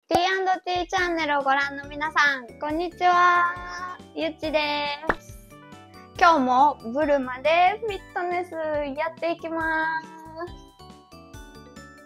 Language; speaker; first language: Japanese; native; Japanese